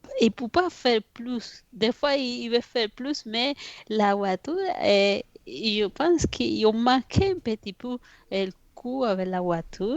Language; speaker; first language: French; non-native, fluent; Spanish